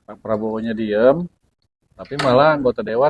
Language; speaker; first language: Indonesian; native; Indonesian